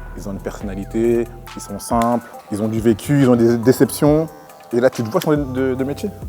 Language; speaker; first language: French; native; French